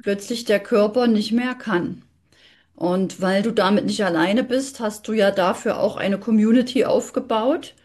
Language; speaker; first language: German; native; German